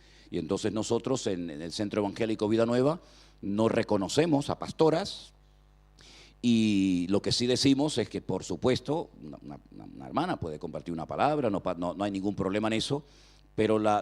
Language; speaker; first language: Spanish; native; Spanish